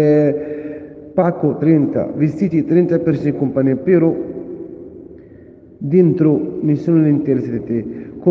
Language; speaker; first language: Italian; non-native, fluent; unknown